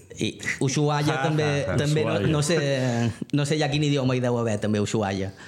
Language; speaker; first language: Catalan; native; Catalan